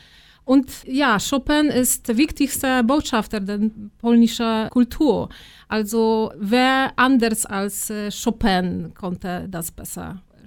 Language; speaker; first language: German; non-native, fluent; Polish